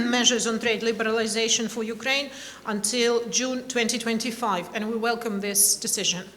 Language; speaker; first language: English; non-native, fluent; Ukrainian